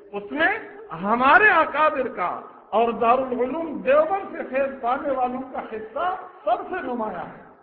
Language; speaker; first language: Urdu; non-native, local second language; Pashto